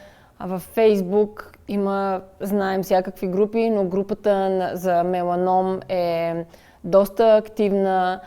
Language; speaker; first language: Bulgarian; native; Bulgarian